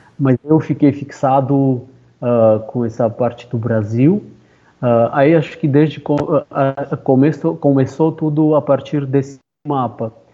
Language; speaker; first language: Portuguese; non-native, fluent; Armenian